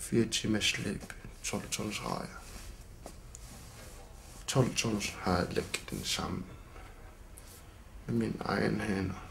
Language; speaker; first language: Danish; non-native, local second language; Kalaallisut